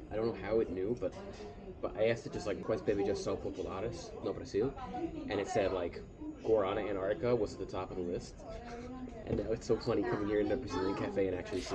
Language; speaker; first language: English; native; English